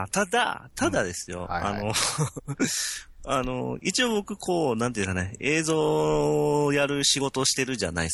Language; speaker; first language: Japanese; native; Japanese